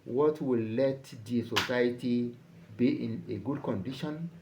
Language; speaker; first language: English; non-native, local second language; Yoruba